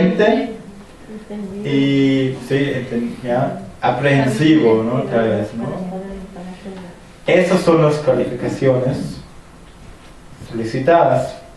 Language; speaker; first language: Spanish; non-native, fluent; German